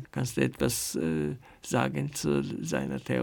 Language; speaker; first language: German; non-native, fluent; Japanese